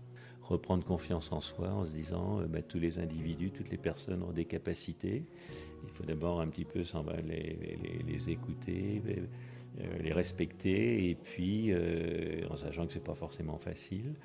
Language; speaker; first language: French; native; French